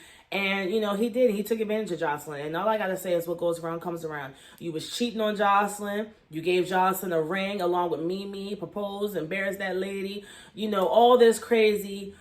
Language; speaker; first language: English; native; English